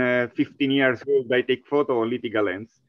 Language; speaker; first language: English; non-native, fluent; Italian